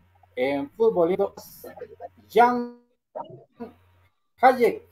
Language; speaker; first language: Spanish; native; Spanish